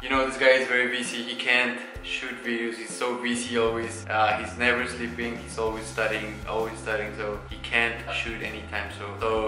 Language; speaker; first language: English; non-native, fluent; Spanish